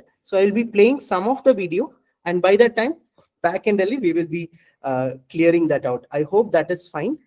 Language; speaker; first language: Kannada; non-native, local second language; Malayalam